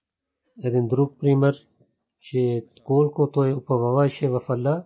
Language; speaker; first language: Bulgarian; non-native, fluent; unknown